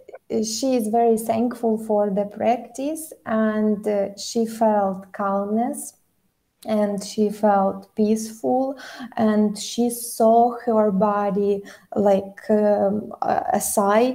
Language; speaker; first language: English; non-native, fluent; Ukrainian